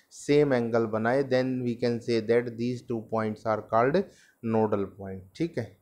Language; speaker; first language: Hindi; native; Hindi